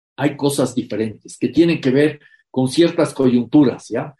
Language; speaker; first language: Spanish; native; Spanish